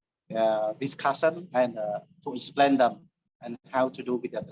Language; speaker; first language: English; non-native, learner; Khmer